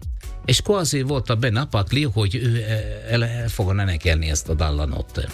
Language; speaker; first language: Hungarian; non-native, learner; Italian